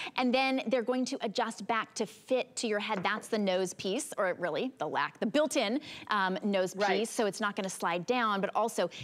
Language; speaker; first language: English; native; English